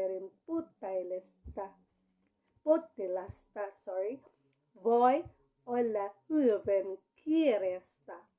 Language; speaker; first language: Finnish; non-native, learner; Cebuano